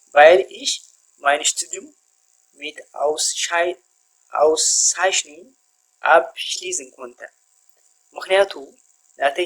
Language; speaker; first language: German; non-native, fluent; Tigrinya